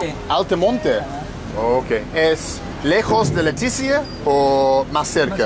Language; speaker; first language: Spanish; non-native, learner; English